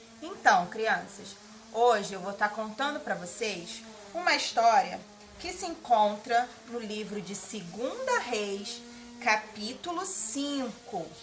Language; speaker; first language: Portuguese; native; Portuguese